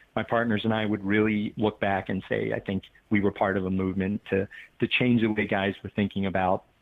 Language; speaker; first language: English; native; English